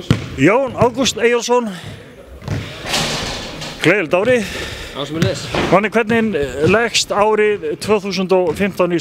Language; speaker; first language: Icelandic; native; Icelandic